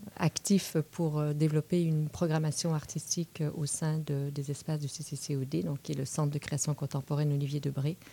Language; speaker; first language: French; native; French